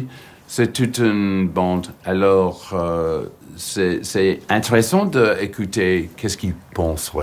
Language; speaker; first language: French; non-native, fluent; English